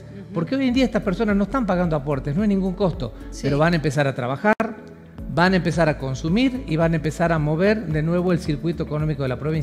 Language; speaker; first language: Spanish; native; Spanish